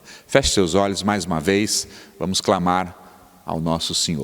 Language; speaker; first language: Portuguese; native; Portuguese